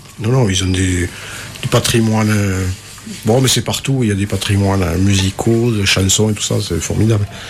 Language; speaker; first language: French; native; French